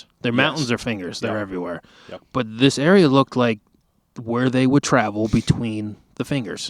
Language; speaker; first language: English; native; English